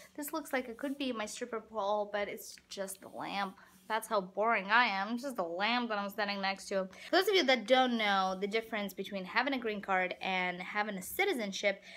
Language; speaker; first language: English; non-native, fluent; Russian